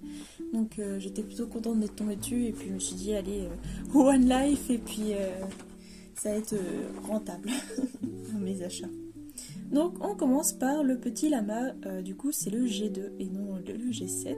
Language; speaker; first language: French; native; French